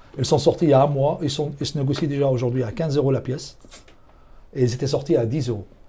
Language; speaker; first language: French; non-native, fluent; Arabic